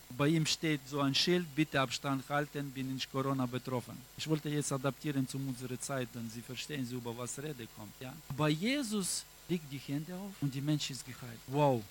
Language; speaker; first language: German; non-native, learner; Russian